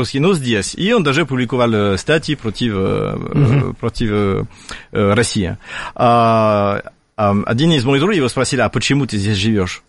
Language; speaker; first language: Russian; non-native, fluent; French